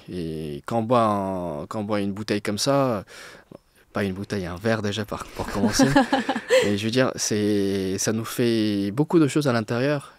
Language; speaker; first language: French; non-native, fluent; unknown